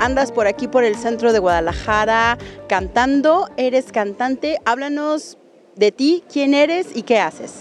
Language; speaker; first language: Spanish; native; Spanish